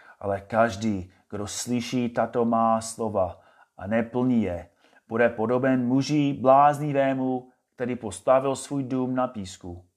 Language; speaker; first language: Czech; non-native, fluent; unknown